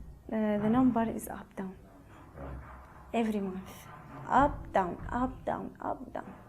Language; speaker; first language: English; non-native, learner; Arabic